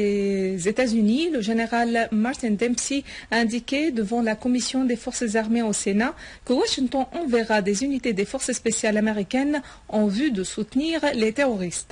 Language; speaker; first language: French; non-native, fluent; Arabic